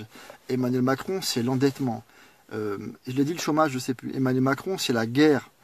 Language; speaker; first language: French; native; French